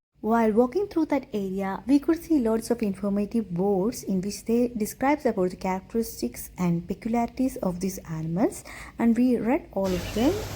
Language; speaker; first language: English; non-native, local second language; Malayalam